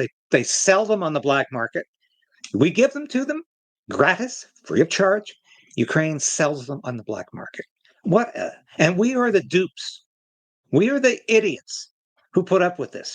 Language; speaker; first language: English; native; English